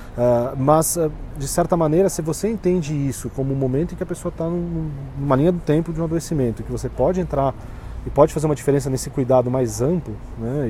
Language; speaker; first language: Portuguese; native; Portuguese